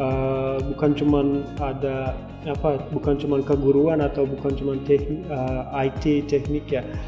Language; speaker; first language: Indonesian; non-native, fluent; Turkmen